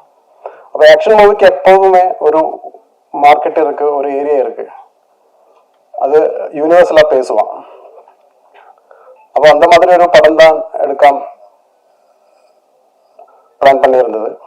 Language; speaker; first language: Tamil; non-native, learner; Malayalam